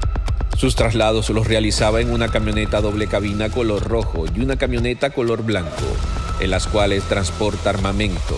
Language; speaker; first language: Spanish; native; Spanish